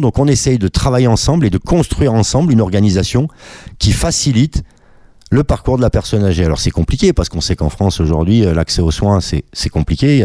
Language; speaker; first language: French; native; French